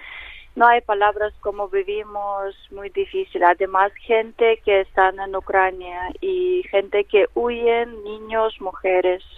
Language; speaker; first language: Spanish; non-native, learner; Ukrainian